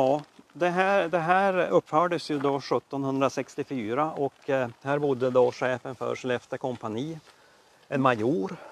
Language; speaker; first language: Swedish; native; Swedish